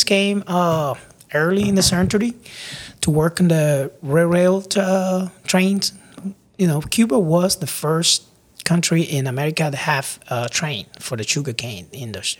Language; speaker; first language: English; non-native, fluent; Spanish